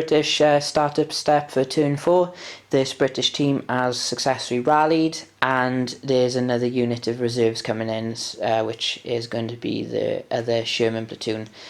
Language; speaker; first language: English; native; English